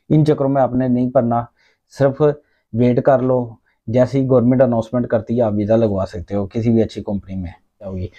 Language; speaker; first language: Urdu; non-native, local second language; Punjabi